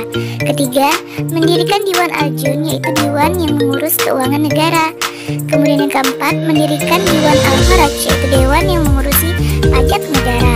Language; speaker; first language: Indonesian; native; Indonesian